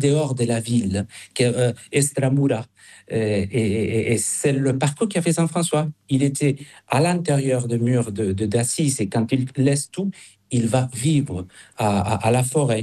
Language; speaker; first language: French; non-native, fluent; Spanish